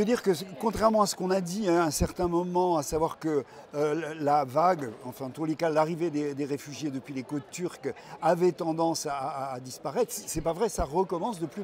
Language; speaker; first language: French; native; French